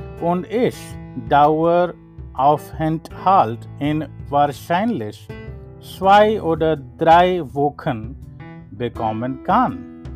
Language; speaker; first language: German; non-native, learner; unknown